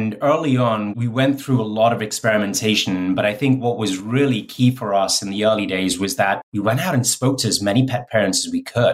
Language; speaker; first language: English; native; English